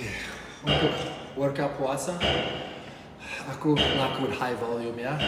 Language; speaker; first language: Indonesian; non-native, fluent; English